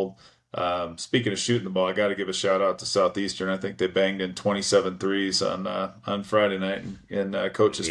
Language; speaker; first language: English; native; English